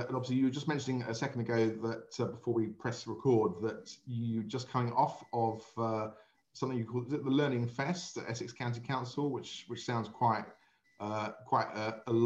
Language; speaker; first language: English; native; English